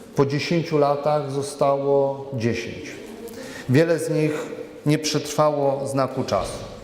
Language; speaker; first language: Polish; native; Polish